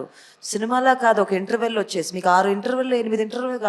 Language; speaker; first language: Telugu; native; Telugu